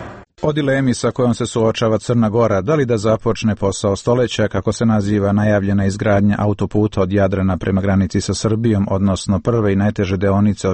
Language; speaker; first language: Croatian; native; Croatian